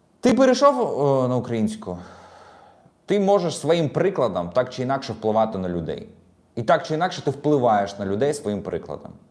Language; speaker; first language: Ukrainian; non-native, local second language; Russian